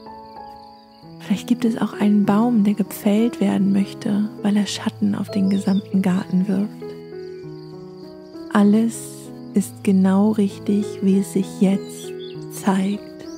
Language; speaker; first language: German; native; German